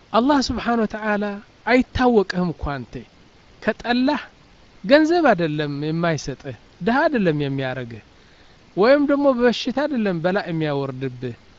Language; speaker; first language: Amharic; native; Amharic